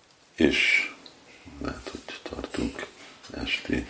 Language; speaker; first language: Hungarian; non-native, fluent; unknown